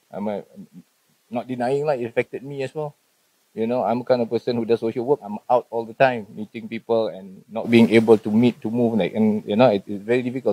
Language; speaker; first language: English; non-native, local second language; Malay